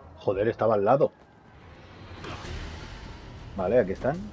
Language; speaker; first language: Spanish; native; Spanish